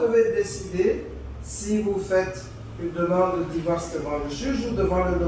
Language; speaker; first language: French; native; French